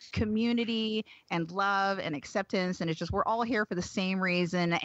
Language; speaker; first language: English; native; English